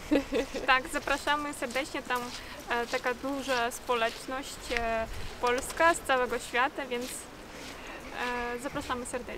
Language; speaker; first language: Polish; non-native, fluent; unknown